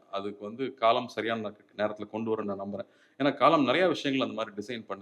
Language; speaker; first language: Tamil; native; Tamil